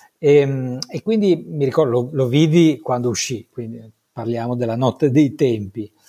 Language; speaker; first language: Italian; native; Italian